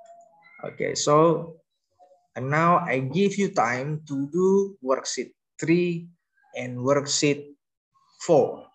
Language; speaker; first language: English; non-native, learner; Indonesian